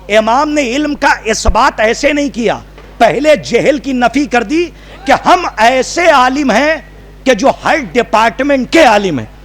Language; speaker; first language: Urdu; native; Urdu